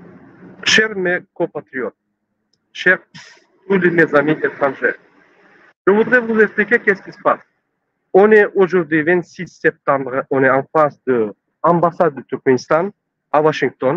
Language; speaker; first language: French; non-native, learner; Turkmen